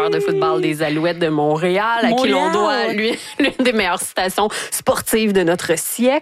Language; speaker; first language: French; native; French